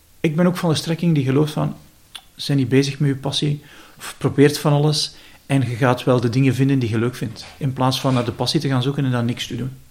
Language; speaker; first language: Dutch; native; Dutch